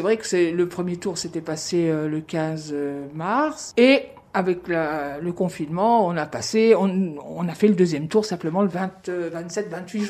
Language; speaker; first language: French; native; French